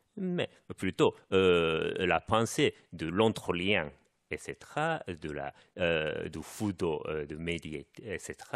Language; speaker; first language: French; non-native, fluent; Japanese